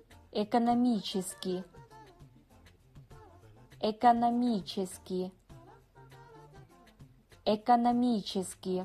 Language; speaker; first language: Russian; non-native, fluent; Kazakh